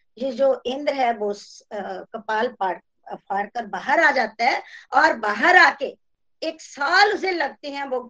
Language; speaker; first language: Hindi; native; Hindi